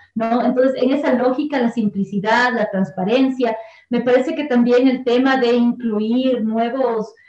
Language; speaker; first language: Spanish; native; Spanish